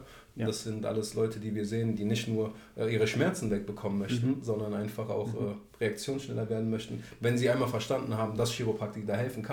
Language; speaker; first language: German; native; German